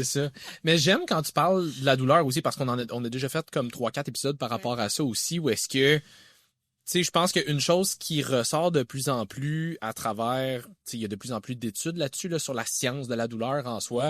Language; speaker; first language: French; native; French